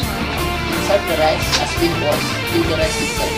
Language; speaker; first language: English; non-native, learner; Indonesian